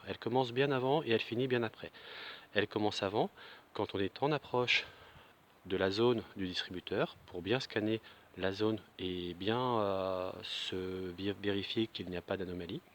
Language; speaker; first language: French; native; French